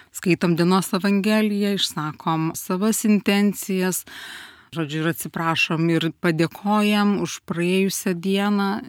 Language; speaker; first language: Lithuanian; native; Lithuanian